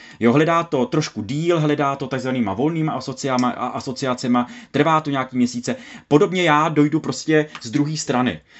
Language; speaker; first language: Czech; native; Czech